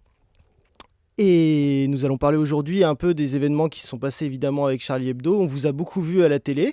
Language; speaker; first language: French; native; French